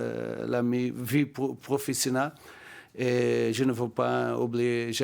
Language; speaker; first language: French; non-native, learner; Portuguese